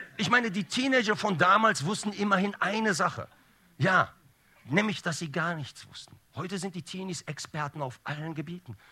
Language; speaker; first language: German; early bilingual, other home language; Turkish